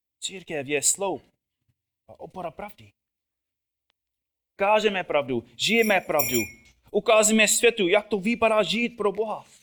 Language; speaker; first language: Czech; non-native, fluent; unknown